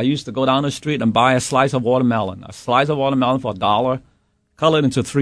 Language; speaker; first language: English; non-native, local second language; Cantonese